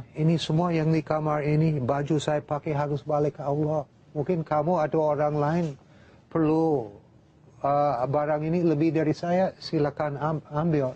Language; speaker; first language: Indonesian; non-native, learner; English